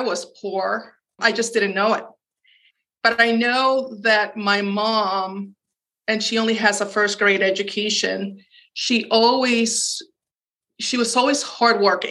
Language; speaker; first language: English; early bilingual, other home language; Spanish